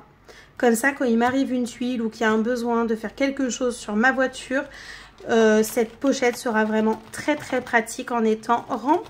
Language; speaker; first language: French; native; French